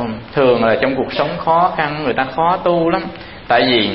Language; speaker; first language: Vietnamese; native; Vietnamese